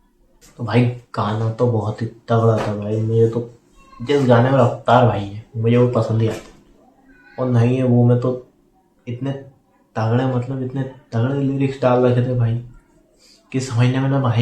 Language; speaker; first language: Hindi; native; Hindi